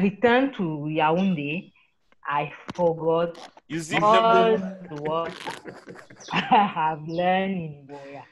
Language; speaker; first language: English; non-native, learner; French